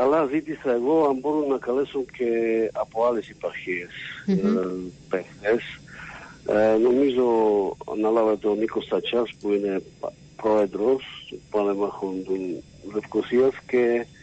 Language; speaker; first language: Greek; non-native, learner; Slovak